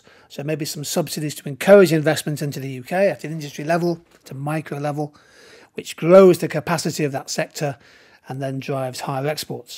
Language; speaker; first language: English; native; English